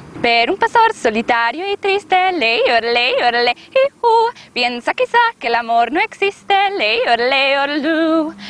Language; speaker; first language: Spanish; native; Spanish